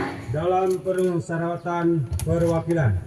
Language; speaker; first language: Indonesian; native; Indonesian